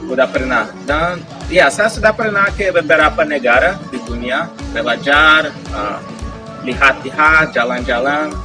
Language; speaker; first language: Indonesian; non-native, fluent; Portuguese